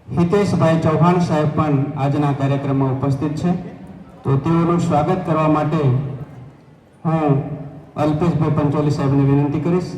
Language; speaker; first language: Gujarati; native; Gujarati